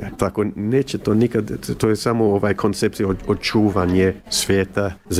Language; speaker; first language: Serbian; early bilingual, heritage; Croatian